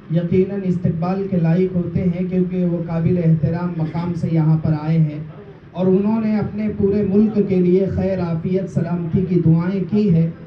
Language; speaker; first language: Urdu; native; Urdu